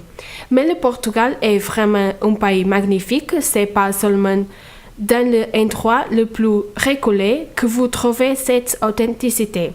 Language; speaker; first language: French; non-native, fluent; Portuguese